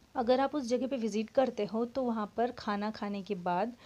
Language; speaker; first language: Hindi; non-native, local second language; Marathi